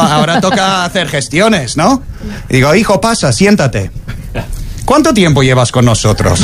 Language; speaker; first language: Spanish; non-native, fluent; English